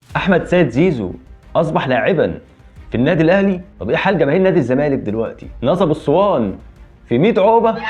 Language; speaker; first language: Arabic; native; Arabic